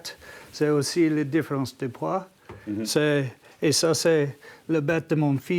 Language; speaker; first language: French; non-native, learner; English